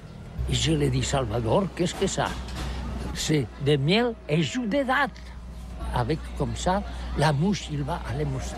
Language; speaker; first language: French; non-native, learner; Catalan